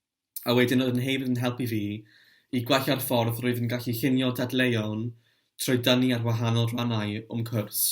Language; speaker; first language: Welsh; non-native, local second language; English